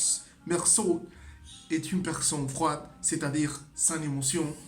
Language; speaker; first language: French; non-native, learner; Spanish